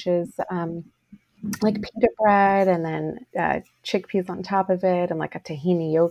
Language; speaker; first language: English; native; English